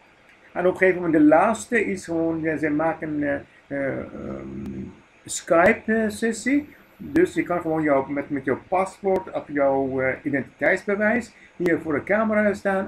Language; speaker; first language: Dutch; non-native, fluent; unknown